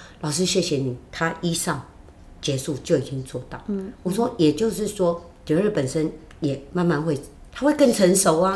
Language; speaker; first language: Chinese; native; Chinese